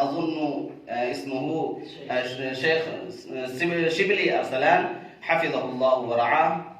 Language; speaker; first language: Arabic; non-native, fluent; Urdu